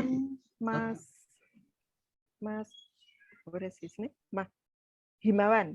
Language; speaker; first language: English; non-native, fluent; Indonesian